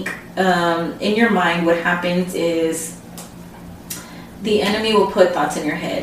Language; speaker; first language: English; early bilingual, other home language; Spanish